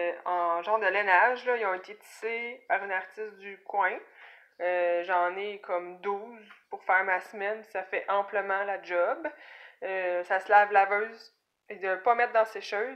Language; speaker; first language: French; native; French